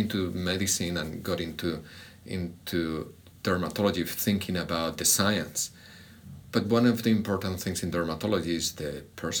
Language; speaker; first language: English; non-native, fluent; Spanish